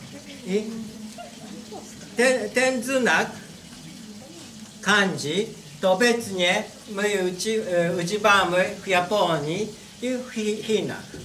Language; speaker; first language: Polish; non-native, learner; Japanese